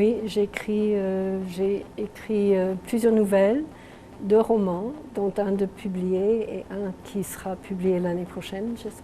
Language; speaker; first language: French; non-native, local second language; English